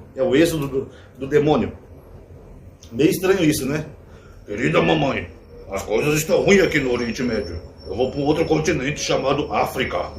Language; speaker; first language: Portuguese; native; Portuguese